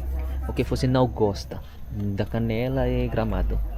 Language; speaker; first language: Portuguese; non-native, learner; Indonesian